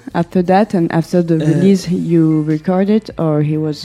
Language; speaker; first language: English; non-native, learner; French